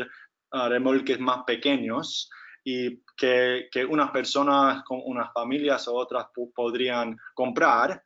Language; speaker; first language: Spanish; non-native, fluent; English